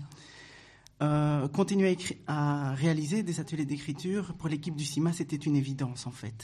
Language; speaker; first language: French; native; French